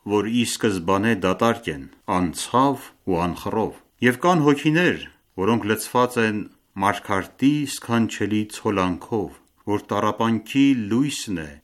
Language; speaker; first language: Armenian; early bilingual, heritage; Armenian